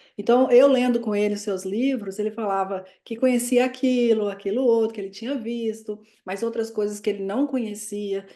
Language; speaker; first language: Portuguese; native; Portuguese